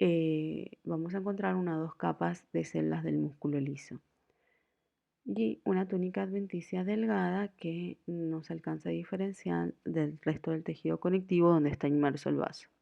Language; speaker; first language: Spanish; native; Spanish